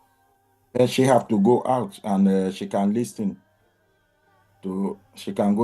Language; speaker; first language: English; non-native, learner; French